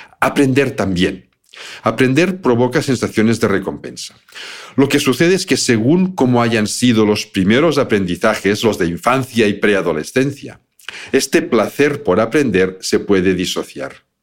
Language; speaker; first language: Spanish; native; Spanish